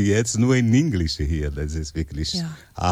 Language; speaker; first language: German; non-native, fluent; Portuguese